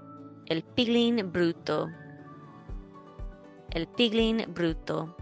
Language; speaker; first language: Spanish; non-native, fluent; English